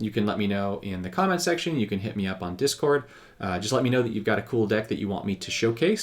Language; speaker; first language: English; native; English